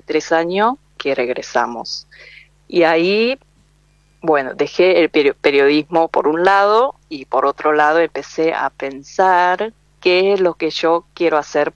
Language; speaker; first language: Spanish; non-native, fluent; Korean